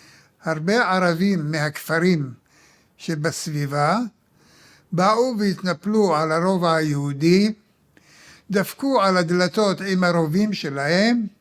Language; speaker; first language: Hebrew; early bilingual, other home language; Arabic